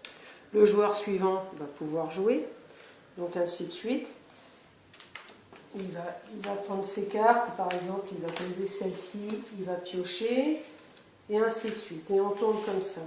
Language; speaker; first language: French; native; French